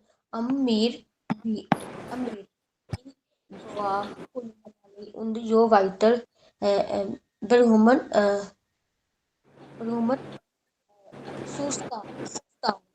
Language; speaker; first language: German; non-native, learner; Hindi